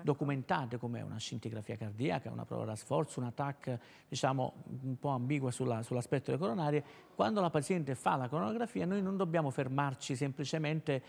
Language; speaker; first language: Italian; native; Italian